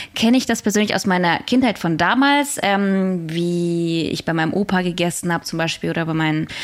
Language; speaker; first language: German; early bilingual, other home language; Russian